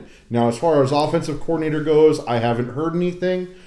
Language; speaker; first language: English; native; English